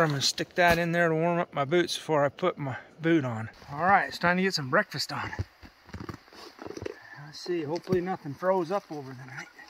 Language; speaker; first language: English; native; English